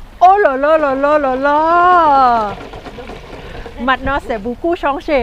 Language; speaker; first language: French; non-native, learner; Thai